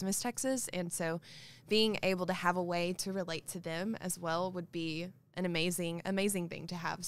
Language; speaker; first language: English; native; English